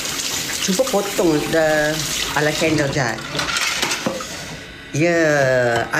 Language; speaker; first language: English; non-native, learner; Malay